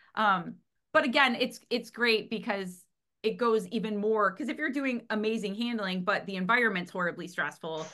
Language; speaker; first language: English; native; English